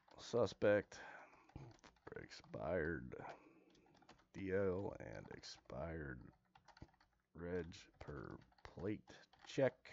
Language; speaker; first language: English; native; English